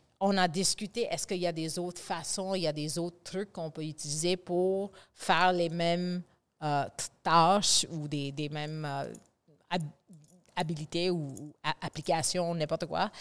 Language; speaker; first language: French; non-native, fluent; English